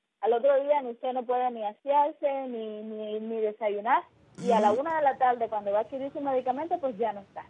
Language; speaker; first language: Spanish; native; Spanish